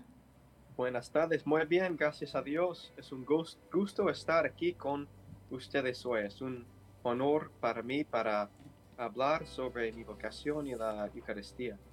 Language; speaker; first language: Spanish; non-native, learner; English